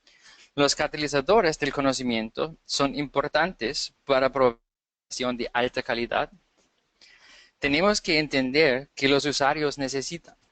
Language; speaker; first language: Spanish; non-native, fluent; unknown